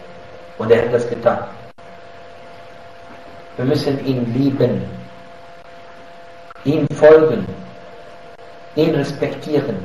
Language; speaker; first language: German; non-native, fluent; Arabic